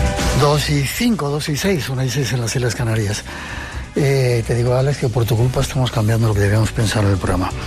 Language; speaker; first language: Spanish; native; Spanish